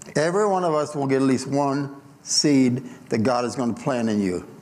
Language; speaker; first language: English; native; English